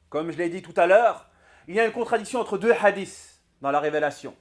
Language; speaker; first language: French; native; French